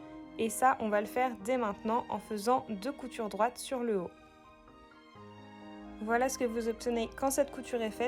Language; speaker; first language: French; native; French